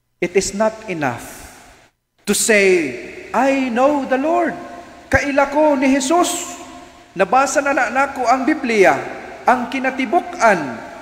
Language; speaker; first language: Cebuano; native; Cebuano